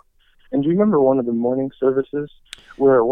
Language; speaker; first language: English; native; English